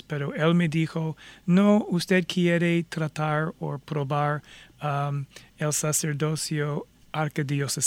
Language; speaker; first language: Spanish; non-native, fluent; English